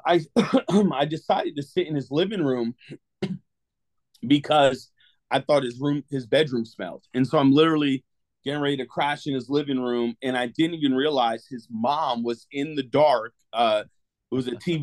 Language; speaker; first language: English; native; English